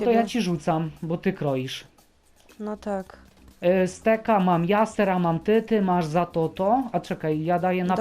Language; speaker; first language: Polish; native; Polish